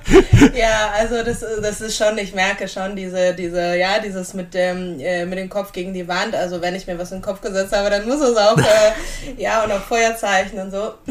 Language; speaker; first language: German; early bilingual, other home language; Russian